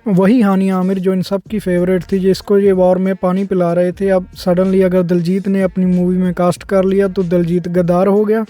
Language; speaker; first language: Hindi; non-native, local second language; Punjabi